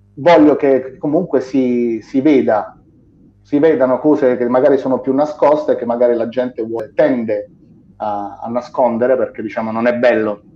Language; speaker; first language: Italian; native; Italian